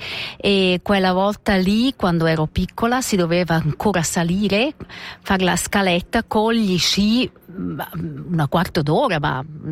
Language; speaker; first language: Italian; non-native, local second language; German